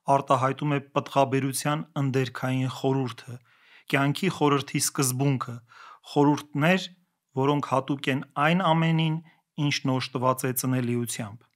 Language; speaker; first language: Armenian; native; Armenian